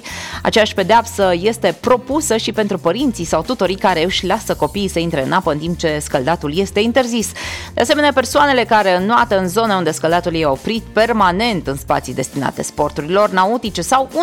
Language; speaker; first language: Romanian; native; Romanian